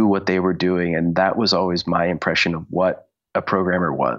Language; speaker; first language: English; native; English